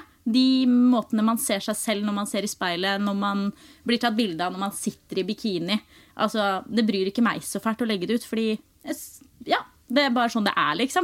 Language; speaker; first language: Norwegian; native; Norwegian